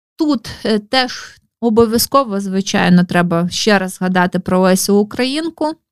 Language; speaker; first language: Ukrainian; non-native, local second language; Russian